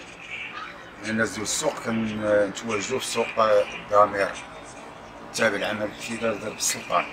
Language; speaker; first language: Arabic; native; Arabic